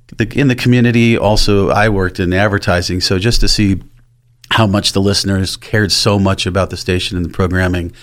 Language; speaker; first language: English; native; English